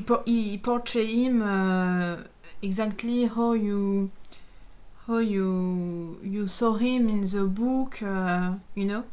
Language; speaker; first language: English; non-native, learner; French